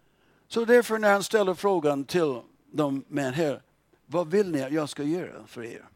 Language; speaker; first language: Swedish; non-native, fluent; English